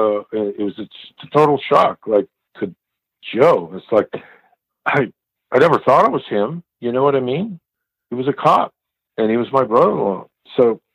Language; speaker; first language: English; native; English